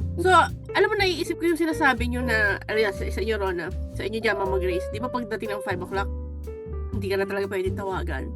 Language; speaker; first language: Filipino; native; Filipino